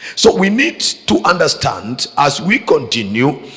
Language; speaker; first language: English; non-native, local second language; Swahili